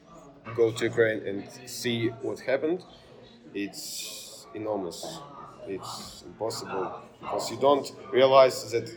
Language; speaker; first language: English; non-native, learner; Ukrainian